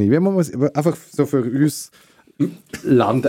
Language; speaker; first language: German; native; German